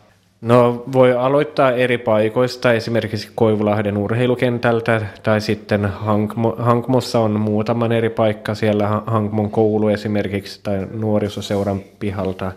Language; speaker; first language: Finnish; non-native, local second language; Swedish